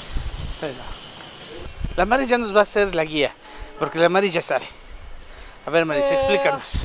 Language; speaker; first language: Spanish; native; Spanish